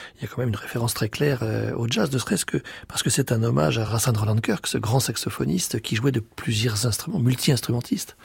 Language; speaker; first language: French; native; French